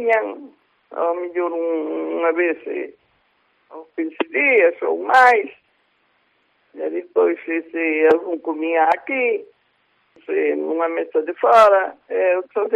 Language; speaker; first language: Galician; native; Galician